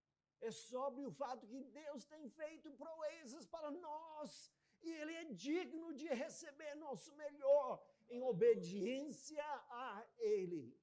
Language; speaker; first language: Portuguese; non-native, fluent; English